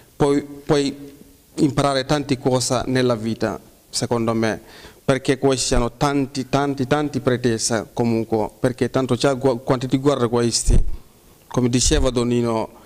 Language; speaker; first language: Italian; non-native, fluent; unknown